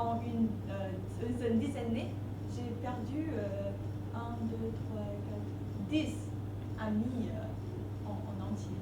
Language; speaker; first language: French; non-native, fluent; Thai